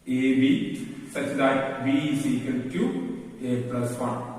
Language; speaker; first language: English; non-native, local second language; Malayalam